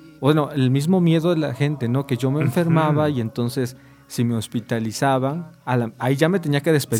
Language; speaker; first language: Spanish; native; Spanish